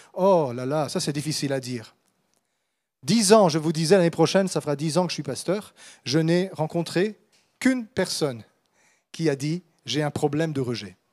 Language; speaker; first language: French; native; French